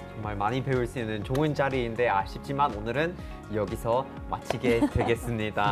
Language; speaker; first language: Korean; native; Korean